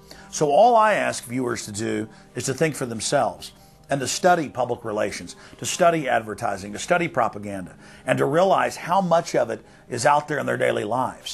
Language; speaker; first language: English; native; English